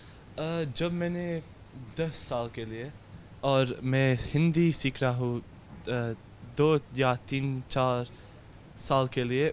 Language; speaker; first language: Hindi; early bilingual, heritage; Hindi